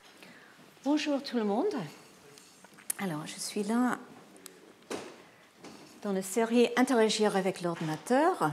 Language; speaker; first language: French; non-native, fluent; English